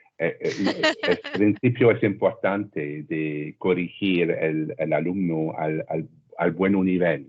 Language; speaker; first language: Spanish; non-native, learner; French